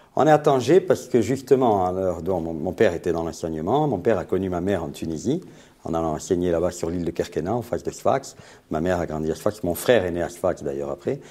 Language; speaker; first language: French; native; French